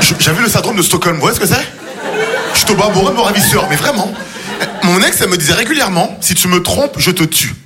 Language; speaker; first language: French; native; French